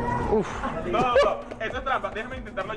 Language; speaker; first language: Spanish; native; Spanish